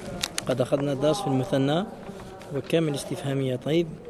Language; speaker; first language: Arabic; early bilingual, heritage; Arabic